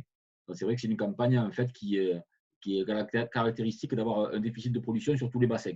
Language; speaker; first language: French; native; French